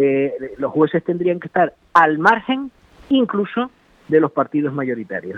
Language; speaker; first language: Spanish; native; Spanish